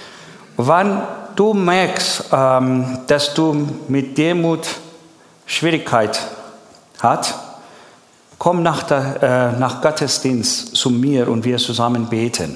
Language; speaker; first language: German; non-native, learner; Persian